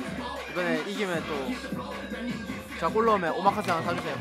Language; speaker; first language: Korean; native; Korean